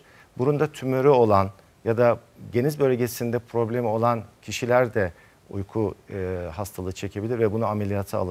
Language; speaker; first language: Turkish; native; Turkish